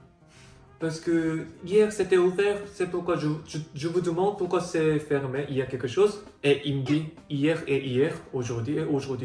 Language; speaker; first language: French; non-native, fluent; Korean